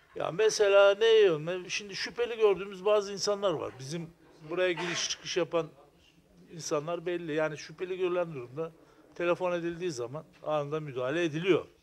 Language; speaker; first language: Turkish; native; Turkish